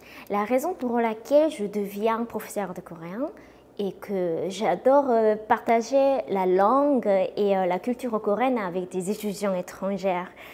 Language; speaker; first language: French; non-native, fluent; Korean